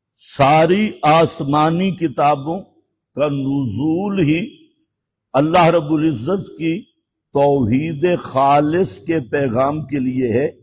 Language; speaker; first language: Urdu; non-native, local second language; Punjabi